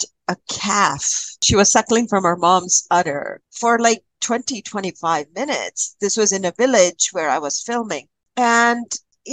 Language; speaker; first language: English; non-native, local second language; Malayalam